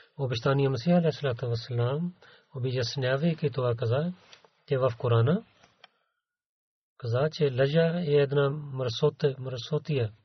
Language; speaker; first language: Bulgarian; non-native, learner; Urdu